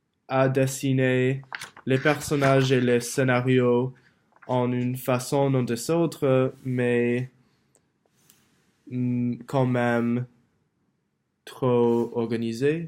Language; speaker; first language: French; non-native, learner; English